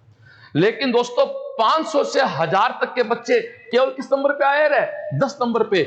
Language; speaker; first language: Hindi; native; Hindi